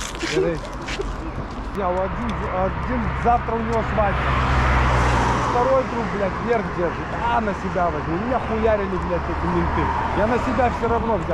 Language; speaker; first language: Russian; native; Russian